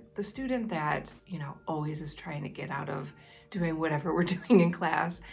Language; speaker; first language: English; native; English